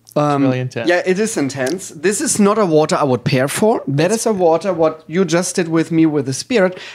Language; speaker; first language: English; non-native, fluent; German